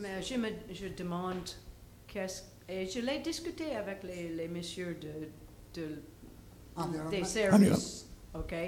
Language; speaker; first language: French; non-native, local second language; English